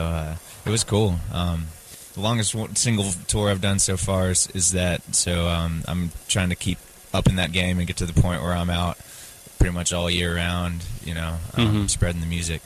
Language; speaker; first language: English; native; English